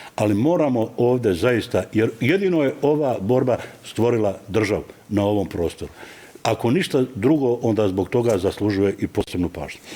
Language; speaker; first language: Bosnian; native; Bosnian